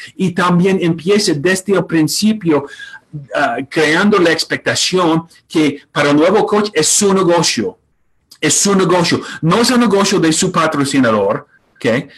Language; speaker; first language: Spanish; non-native, fluent; English